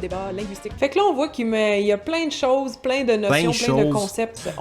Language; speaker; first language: French; native; French